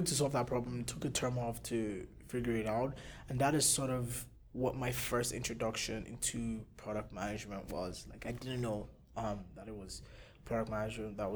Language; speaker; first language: English; non-native, local second language; Yoruba